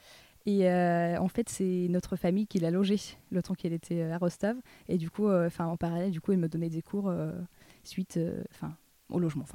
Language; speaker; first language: French; non-native, fluent; Russian